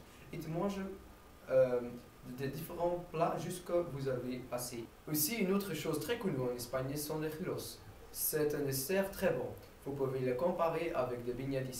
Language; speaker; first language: French; non-native, learner; Dutch